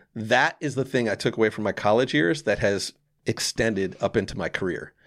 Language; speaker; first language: English; native; English